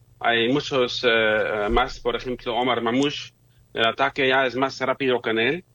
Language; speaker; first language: Spanish; non-native, fluent; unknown